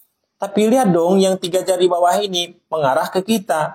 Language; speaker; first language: Indonesian; native; Indonesian